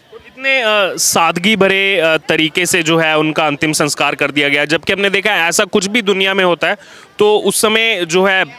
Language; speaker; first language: Hindi; native; Hindi